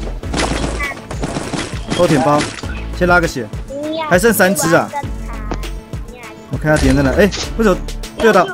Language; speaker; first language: Chinese; native; Chinese